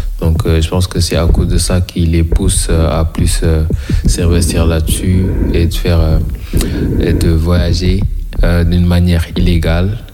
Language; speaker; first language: French; non-native, local second language; Wolof